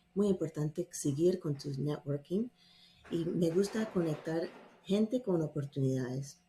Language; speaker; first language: Spanish; non-native, fluent; English